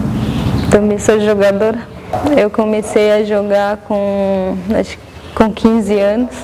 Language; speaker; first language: Portuguese; non-native, local second language; Guarani